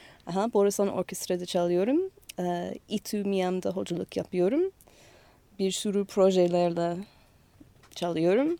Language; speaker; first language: Turkish; non-native, learner; English